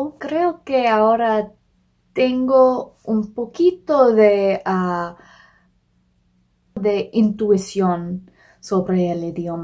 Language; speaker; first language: Spanish; non-native, fluent; English